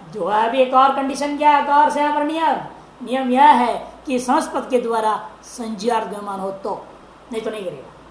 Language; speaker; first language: Hindi; non-native, local second language; Marathi